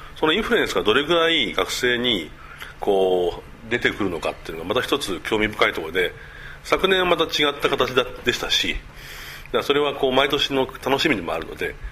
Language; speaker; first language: Japanese; native; Japanese